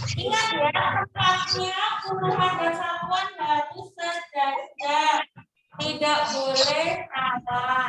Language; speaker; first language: Indonesian; native; Indonesian